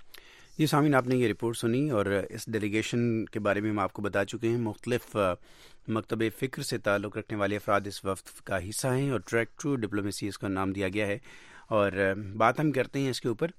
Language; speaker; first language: Urdu; native; Urdu